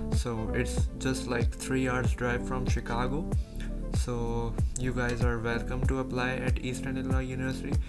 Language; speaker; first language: English; non-native, local second language; Urdu